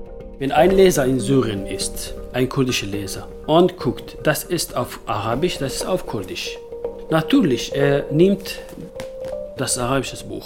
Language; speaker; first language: German; non-native, local second language; Kurdish